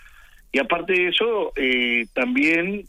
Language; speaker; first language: Spanish; native; Spanish